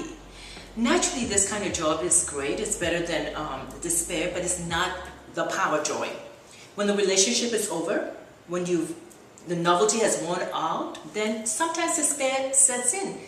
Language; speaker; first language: English; native; English